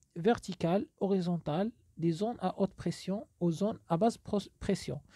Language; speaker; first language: French; non-native, local second language; Arabic